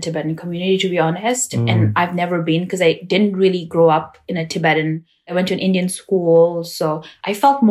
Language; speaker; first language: English; non-native, local second language; Tibetan